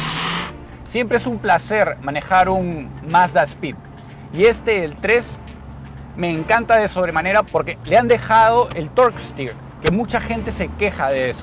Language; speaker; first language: Spanish; native; Spanish